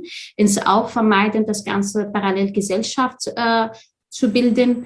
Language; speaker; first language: German; non-native, fluent; Arabic